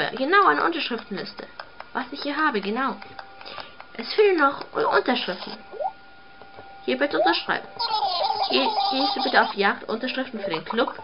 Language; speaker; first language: German; native; German